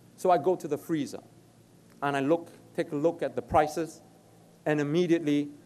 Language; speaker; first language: English; native; English